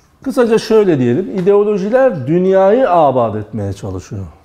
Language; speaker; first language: Turkish; native; Turkish